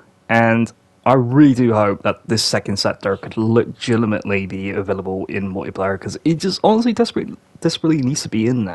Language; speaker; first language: English; native; English